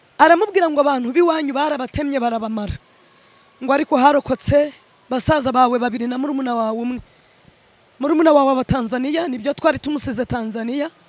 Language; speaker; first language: Kinyarwanda; early bilingual, other home language; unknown